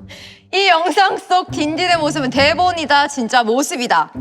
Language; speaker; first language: Korean; native; Korean